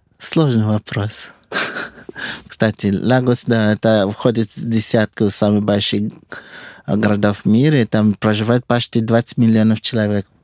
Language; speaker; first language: Russian; non-native, fluent; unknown